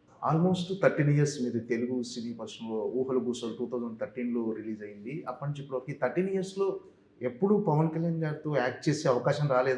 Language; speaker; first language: Telugu; native; Telugu